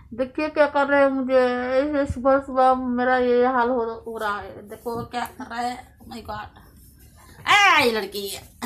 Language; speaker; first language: Hindi; non-native, learner; Bangla